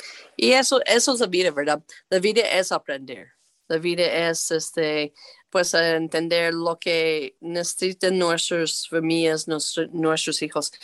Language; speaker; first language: Spanish; non-native, fluent; English